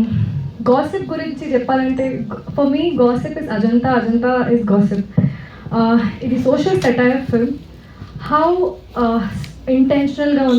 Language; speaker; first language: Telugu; non-native, local second language; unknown